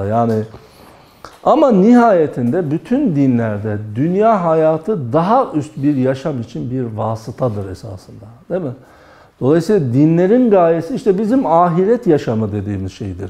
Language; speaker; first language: Turkish; native; Turkish